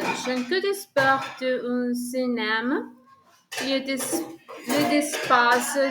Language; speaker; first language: French; non-native, learner; Spanish